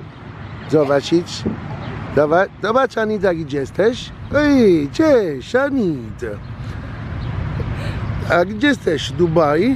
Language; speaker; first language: Polish; non-native, learner; Italian